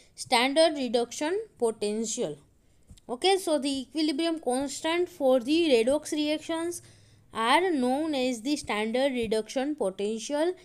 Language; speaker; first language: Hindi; non-native, local second language; Gujarati